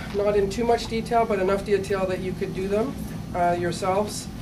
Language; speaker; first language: English; native; English